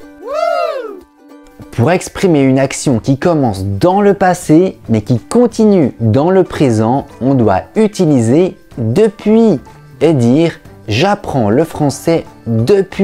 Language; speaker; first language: French; native; French